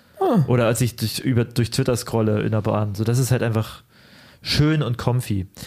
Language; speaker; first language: German; early bilingual, other home language; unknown